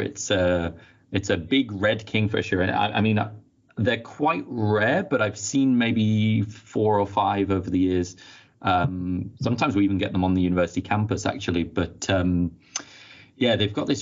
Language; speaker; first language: English; native; English